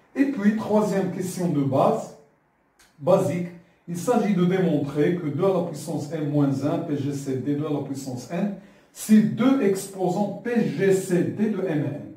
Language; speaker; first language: French; non-native, local second language; Arabic